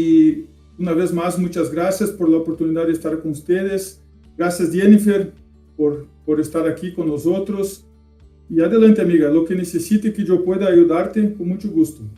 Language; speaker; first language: Spanish; non-native, fluent; Portuguese